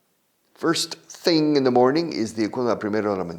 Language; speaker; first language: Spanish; non-native, fluent; English